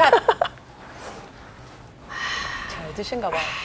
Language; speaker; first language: Korean; non-native, fluent; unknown